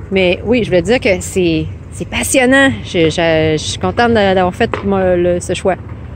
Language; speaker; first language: French; native; French